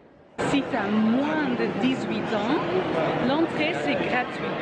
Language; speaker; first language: French; non-native, learner; Dutch